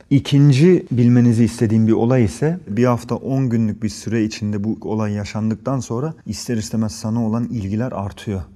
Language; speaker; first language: Turkish; early bilingual, heritage; Turkish